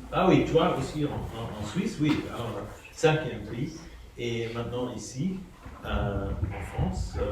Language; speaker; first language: French; non-native, fluent; German